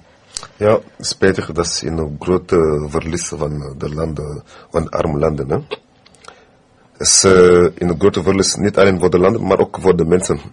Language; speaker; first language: Dutch; non-native, fluent; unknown